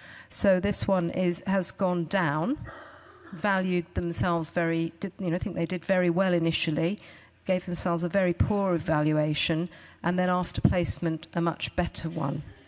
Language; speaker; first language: English; native; English